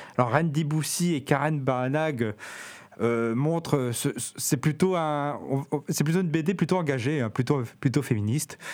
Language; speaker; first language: French; native; French